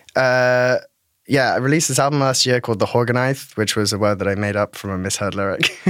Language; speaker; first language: English; native; English